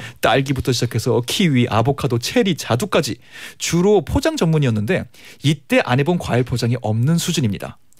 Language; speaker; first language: Korean; native; Korean